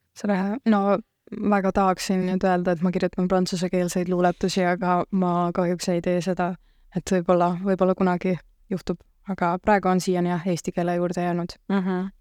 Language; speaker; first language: Estonian; native; Estonian